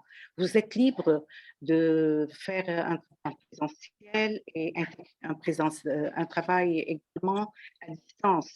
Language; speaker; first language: French; non-native, local second language; Arabic